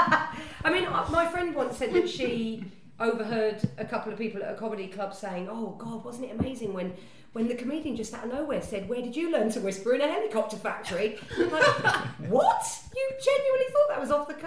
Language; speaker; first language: English; native; English